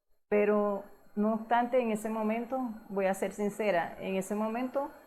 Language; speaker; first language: Spanish; native; Spanish